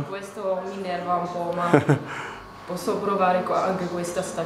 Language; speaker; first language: Italian; non-native, learner; German